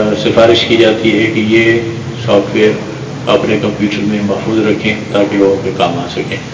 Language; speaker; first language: Urdu; non-native, local second language; Pashto